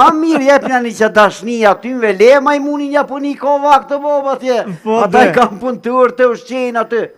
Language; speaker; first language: Albanian; native; Albanian